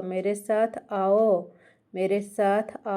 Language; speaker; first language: Hindi; non-native, local second language; Odia